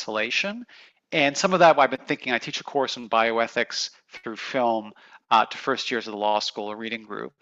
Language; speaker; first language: English; native; English